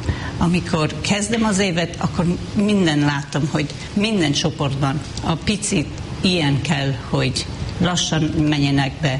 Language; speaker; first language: Hungarian; non-native, fluent; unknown